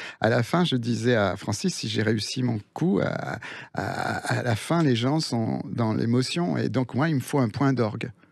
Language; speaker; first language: French; early bilingual, other home language; Spanish